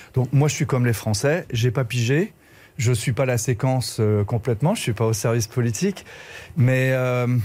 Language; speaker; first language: French; native; French